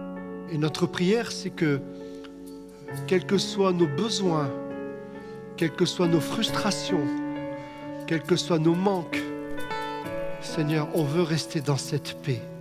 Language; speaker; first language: French; native; French